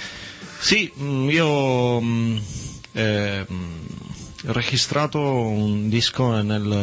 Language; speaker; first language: Spanish; non-native, learner; Italian